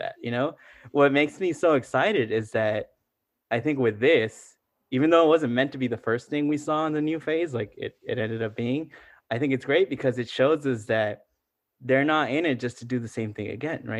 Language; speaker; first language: English; early bilingual, other home language; Spanish